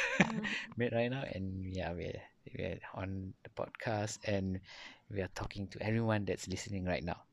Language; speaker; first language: English; non-native, local second language; Malay